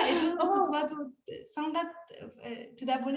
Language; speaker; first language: Indonesian; non-native, learner; Arabic